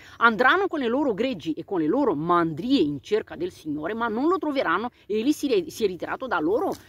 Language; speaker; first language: Italian; non-native, fluent; Romanian